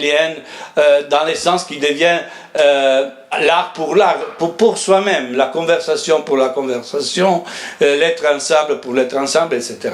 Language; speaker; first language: French; non-native, fluent; German